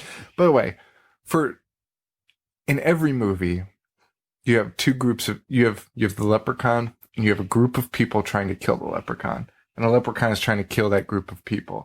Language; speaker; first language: English; native; English